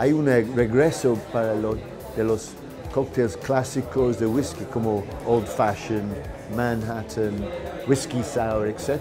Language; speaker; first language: Spanish; non-native, learner; English